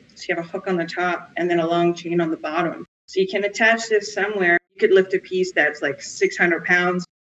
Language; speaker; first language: English; native; English